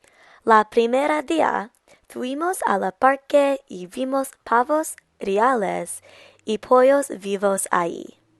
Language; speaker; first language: Spanish; non-native, learner; English